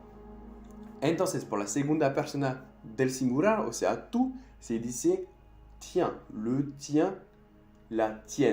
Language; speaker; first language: Spanish; non-native, fluent; French